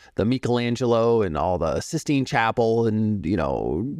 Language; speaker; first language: English; native; English